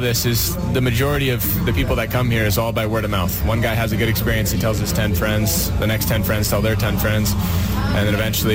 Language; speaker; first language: English; native; English